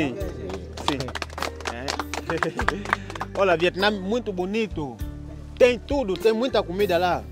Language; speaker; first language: Portuguese; non-native, learner; Vietnamese